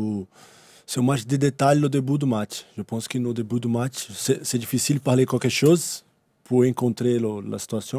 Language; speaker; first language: French; non-native, learner; Portuguese